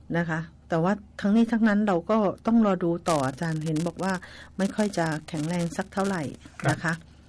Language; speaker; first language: Thai; native; Thai